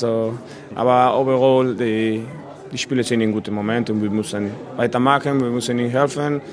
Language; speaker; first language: German; non-native, learner; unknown